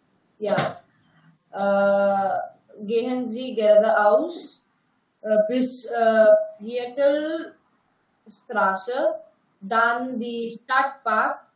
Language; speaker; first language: German; non-native, learner; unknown